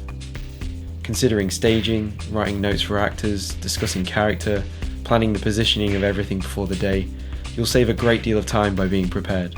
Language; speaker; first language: English; native; English